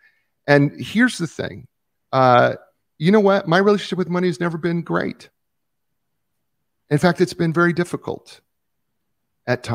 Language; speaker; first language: English; native; English